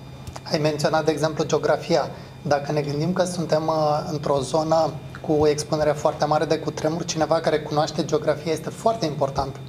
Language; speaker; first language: Romanian; native; Romanian